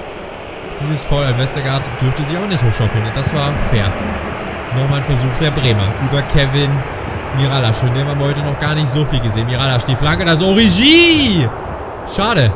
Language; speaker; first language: German; native; German